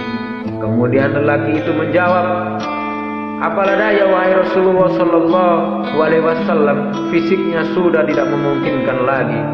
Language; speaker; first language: Indonesian; native; Indonesian